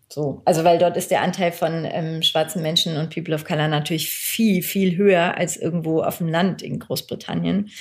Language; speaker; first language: German; early bilingual, other home language; Turkish